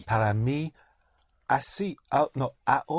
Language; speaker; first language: Spanish; non-native, learner; English